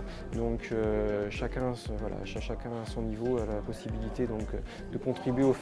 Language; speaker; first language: French; native; French